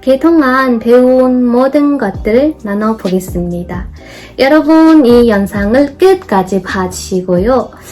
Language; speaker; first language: Korean; non-native, fluent; Mongolian